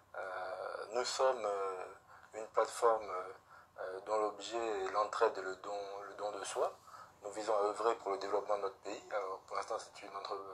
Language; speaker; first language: French; native; French